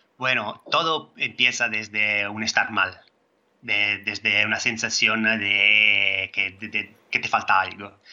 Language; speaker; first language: Spanish; non-native, fluent; Italian